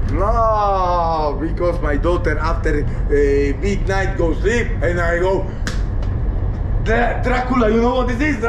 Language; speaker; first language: English; non-native, learner; Polish